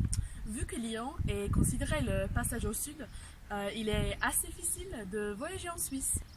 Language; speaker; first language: French; non-native, fluent; English